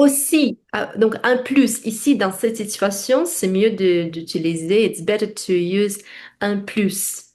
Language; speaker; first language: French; non-native, fluent; Russian